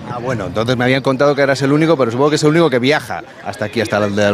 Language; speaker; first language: Spanish; native; Spanish